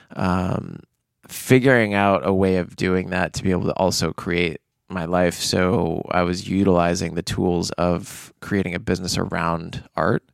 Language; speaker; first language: English; native; English